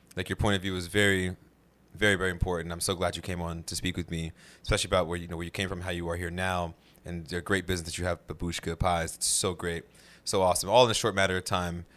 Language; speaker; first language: English; native; English